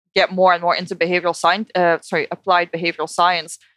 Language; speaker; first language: English; non-native, fluent; Dutch